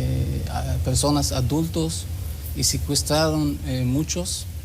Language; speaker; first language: Spanish; non-native, learner; Hebrew